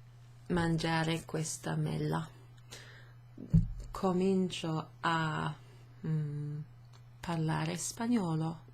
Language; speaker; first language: Italian; non-native, fluent; English